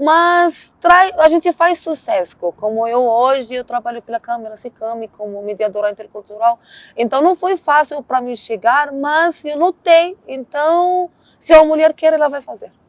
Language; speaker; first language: Portuguese; non-native, learner; Arabic